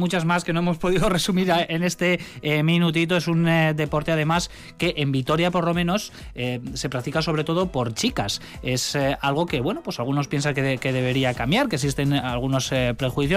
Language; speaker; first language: Spanish; native; Spanish